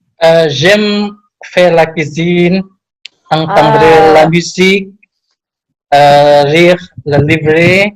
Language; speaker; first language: French; non-native, learner; Indonesian